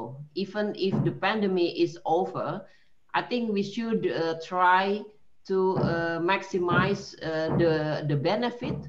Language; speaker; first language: English; non-native, fluent; Indonesian